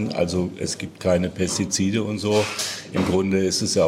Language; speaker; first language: German; native; German